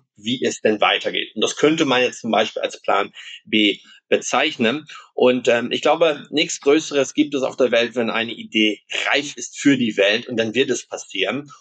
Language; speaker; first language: German; non-native, local second language; Low German